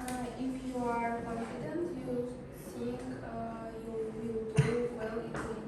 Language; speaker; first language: English; non-native, learner; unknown